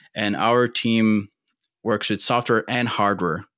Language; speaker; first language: English; non-native, fluent; Portuguese